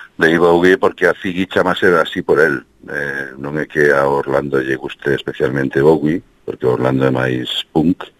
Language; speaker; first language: Galician; early bilingual, heritage; Galician